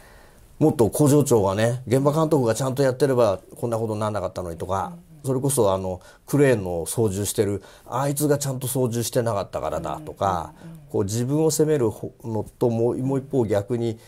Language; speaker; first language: Japanese; native; Japanese